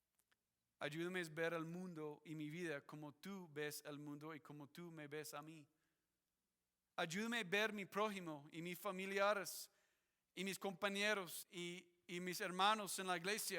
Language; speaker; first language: Spanish; non-native, fluent; English